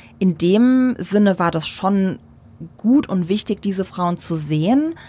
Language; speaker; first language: German; early bilingual, other home language; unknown